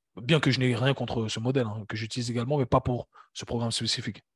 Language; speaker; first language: French; native; French